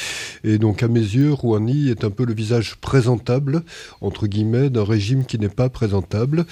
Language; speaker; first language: French; native; French